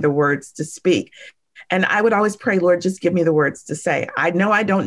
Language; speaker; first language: English; native; English